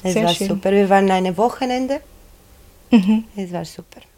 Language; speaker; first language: German; non-native, learner; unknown